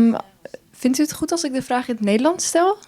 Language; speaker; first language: Dutch; non-native, fluent; German